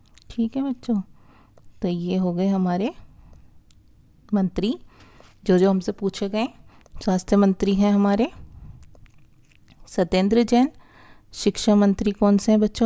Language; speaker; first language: Hindi; native; Hindi